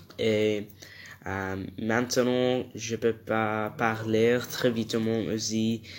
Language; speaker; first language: French; non-native, learner; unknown